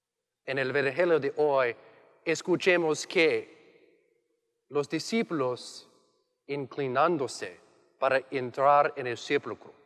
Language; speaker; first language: Spanish; non-native, learner; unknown